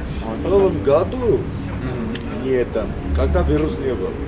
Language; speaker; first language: Russian; non-native, local second language; Armenian